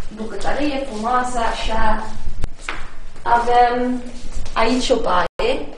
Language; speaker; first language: Romanian; non-native, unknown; English